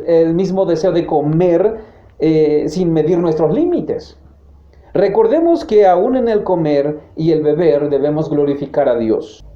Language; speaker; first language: Spanish; native; Spanish